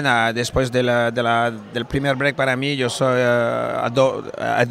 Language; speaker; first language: Spanish; non-native, fluent; French